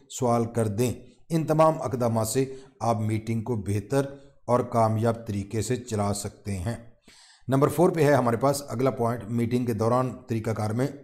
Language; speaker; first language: Urdu; non-native, local second language; Punjabi